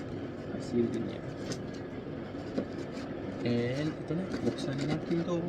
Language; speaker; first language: Filipino; native; Filipino